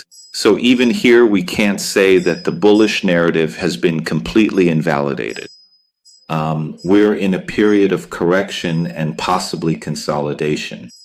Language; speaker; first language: English; non-native, fluent; Italian